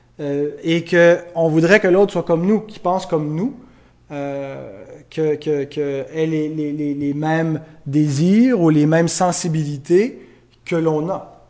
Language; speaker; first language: French; native; French